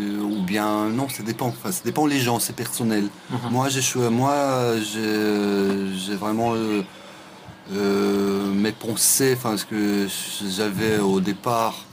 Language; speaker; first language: French; non-native, fluent; Russian